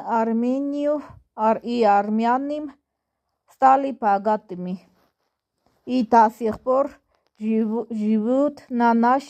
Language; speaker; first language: Russian; non-native, learner; Armenian